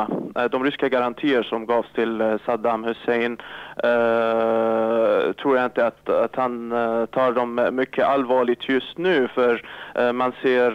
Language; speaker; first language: Swedish; non-native, fluent; Arabic